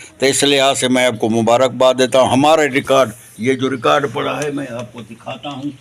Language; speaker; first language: Urdu; non-native, local second language; Sindhi